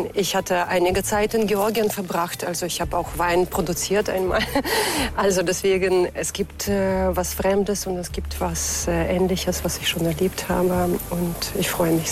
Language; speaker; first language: German; non-native, fluent; Russian